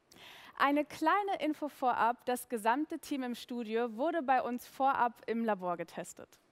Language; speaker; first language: German; native; German